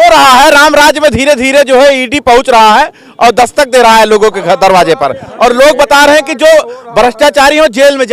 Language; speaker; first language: Hindi; native; Hindi